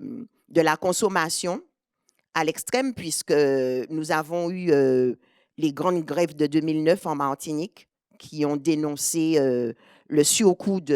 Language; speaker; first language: French; native; French